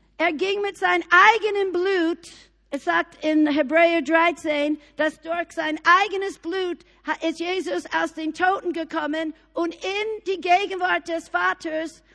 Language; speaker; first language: German; non-native, fluent; English